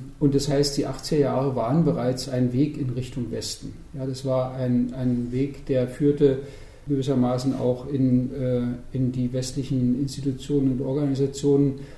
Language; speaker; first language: German; native; German